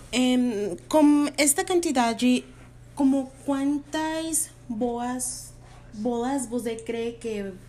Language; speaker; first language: Portuguese; non-native, learner; Spanish